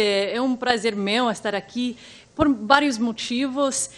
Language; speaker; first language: Portuguese; non-native, fluent; English